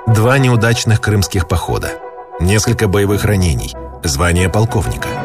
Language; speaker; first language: Russian; native; Russian